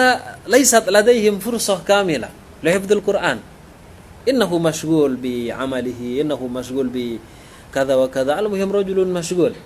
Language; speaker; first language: Arabic; non-native, fluent; Indonesian